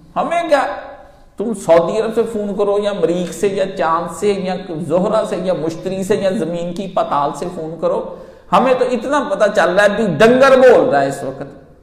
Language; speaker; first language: Urdu; non-native, local second language; Punjabi